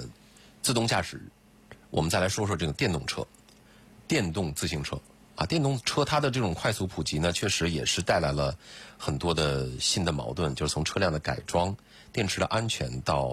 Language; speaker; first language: Chinese; native; Chinese